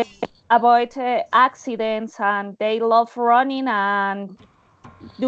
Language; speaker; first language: English; non-native, learner; Spanish